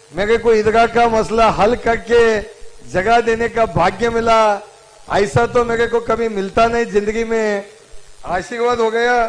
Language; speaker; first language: Hindi; non-native, local second language; Kannada